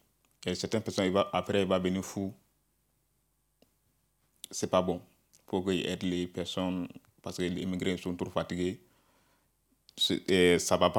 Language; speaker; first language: French; non-native, learner; Bambara